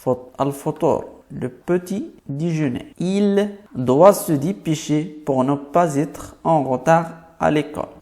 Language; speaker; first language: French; non-native, fluent; Arabic